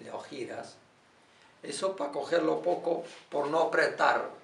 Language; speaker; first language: Spanish; non-native, learner; Arabic